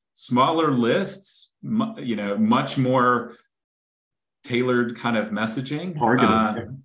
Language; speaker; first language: English; native; English